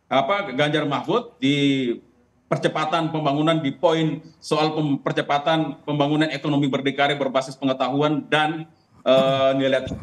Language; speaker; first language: Indonesian; native; Indonesian